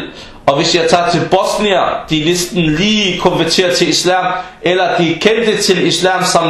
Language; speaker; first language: Danish; non-native, fluent; Arabic